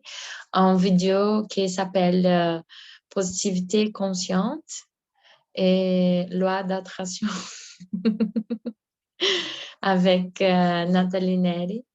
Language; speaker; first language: French; non-native, learner; Portuguese